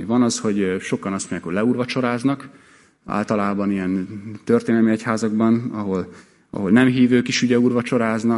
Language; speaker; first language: Hungarian; native; Hungarian